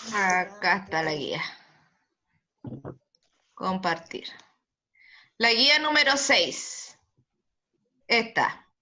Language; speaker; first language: Spanish; native; Spanish